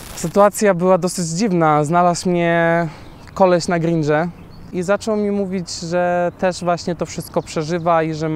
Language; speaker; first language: Polish; non-native, fluent; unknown